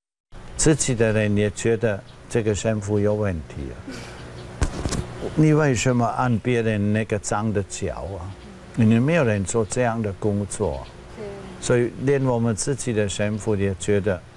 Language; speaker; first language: Chinese; non-native, fluent; German